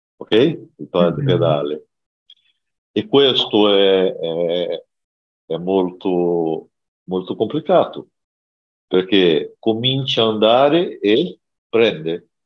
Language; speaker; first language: Italian; non-native, learner; Portuguese